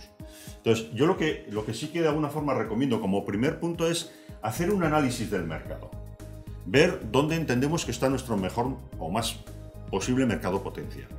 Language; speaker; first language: Spanish; native; Spanish